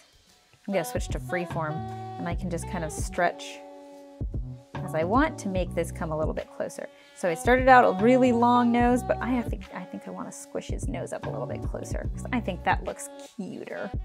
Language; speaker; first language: English; native; English